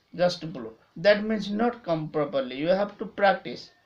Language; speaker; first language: English; non-native, local second language; Nepali